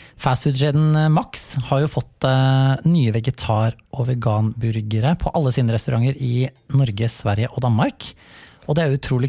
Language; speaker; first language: Norwegian; native; Norwegian